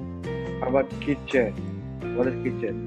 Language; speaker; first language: English; non-native, fluent; Indonesian